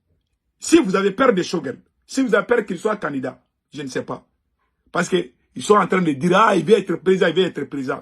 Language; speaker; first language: French; non-native, local second language; Bambara